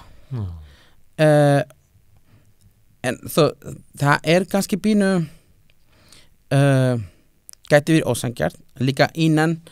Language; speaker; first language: Icelandic; non-native, fluent; Spanish